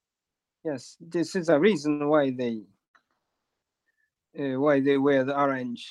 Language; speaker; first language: English; non-native, learner; Japanese